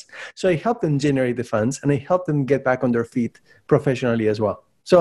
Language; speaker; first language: English; non-native, fluent; Spanish